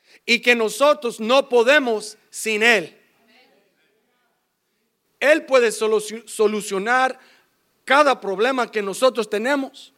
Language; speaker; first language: Spanish; early bilingual, heritage; English